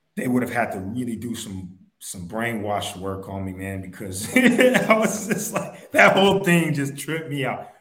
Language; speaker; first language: English; native; English